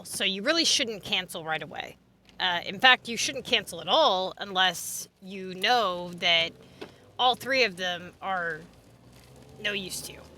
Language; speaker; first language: English; native; English